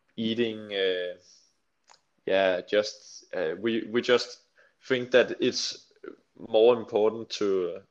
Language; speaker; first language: English; non-native, fluent; Danish